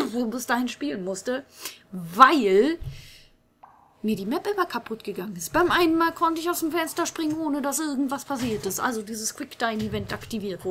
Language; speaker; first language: German; native; German